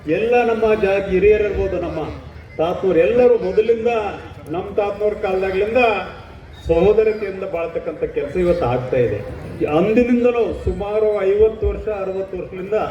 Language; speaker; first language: Kannada; native; Kannada